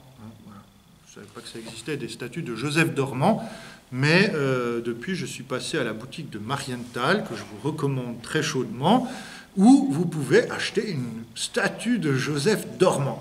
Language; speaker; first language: French; native; French